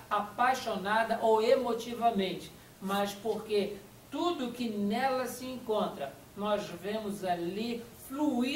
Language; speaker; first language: Portuguese; native; Portuguese